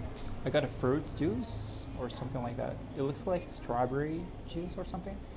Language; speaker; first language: English; non-native, fluent; Japanese